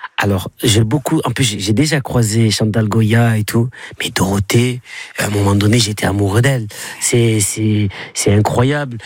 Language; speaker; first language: French; native; French